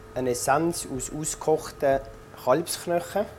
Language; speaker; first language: German; native; German